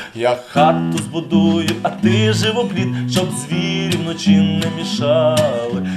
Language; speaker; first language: Ukrainian; native; Ukrainian